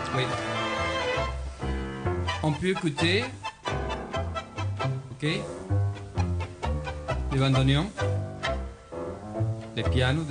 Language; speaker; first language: French; non-native, fluent; Spanish